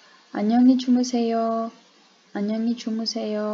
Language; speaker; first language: Korean; non-native, fluent; Kyrgyz